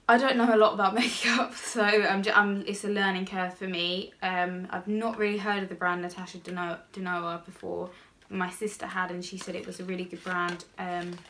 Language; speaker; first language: English; native; English